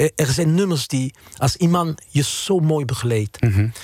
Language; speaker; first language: Dutch; non-native, fluent; French